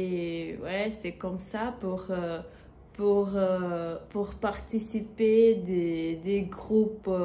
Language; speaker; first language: French; non-native, learner; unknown